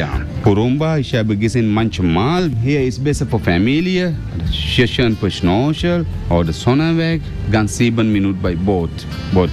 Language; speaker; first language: German; non-native, learner; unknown